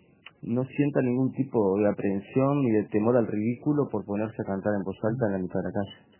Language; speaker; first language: Spanish; native; Spanish